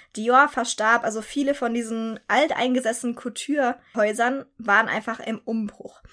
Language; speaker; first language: German; native; German